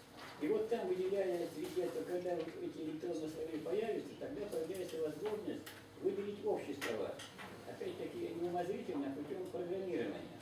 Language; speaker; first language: Russian; native; Russian